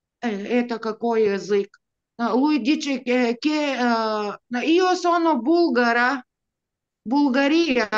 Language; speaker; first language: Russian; non-native, learner; Italian